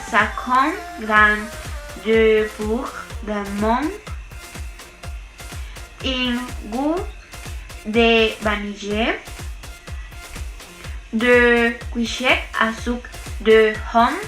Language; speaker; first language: French; non-native, learner; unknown